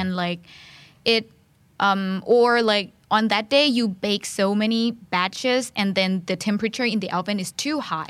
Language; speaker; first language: English; non-native, fluent; Thai